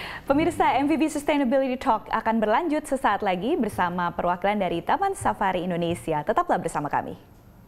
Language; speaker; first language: Indonesian; native; Indonesian